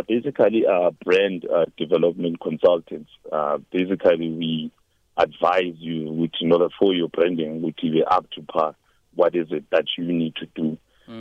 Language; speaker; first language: English; non-native, local second language; Zulu